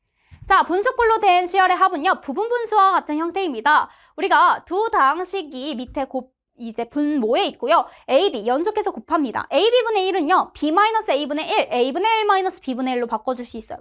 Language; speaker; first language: Korean; native; Korean